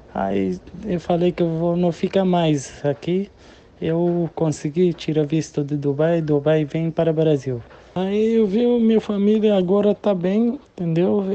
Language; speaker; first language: Portuguese; non-native, learner; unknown